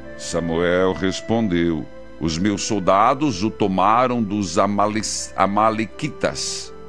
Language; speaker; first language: Portuguese; native; Portuguese